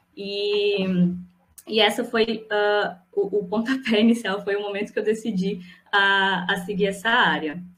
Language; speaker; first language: Portuguese; native; Portuguese